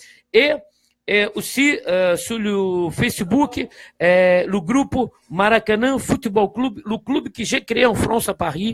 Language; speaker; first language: French; non-native, fluent; Portuguese